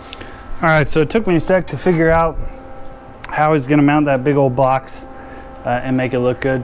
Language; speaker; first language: English; native; English